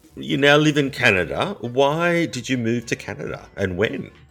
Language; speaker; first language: English; native; English